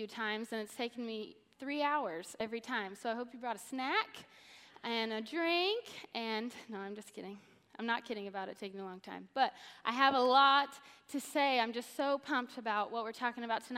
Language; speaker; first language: English; native; English